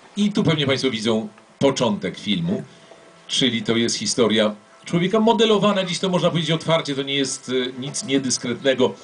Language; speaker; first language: Polish; native; Polish